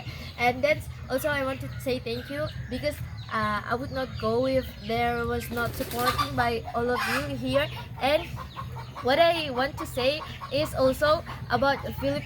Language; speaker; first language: English; non-native, learner; Indonesian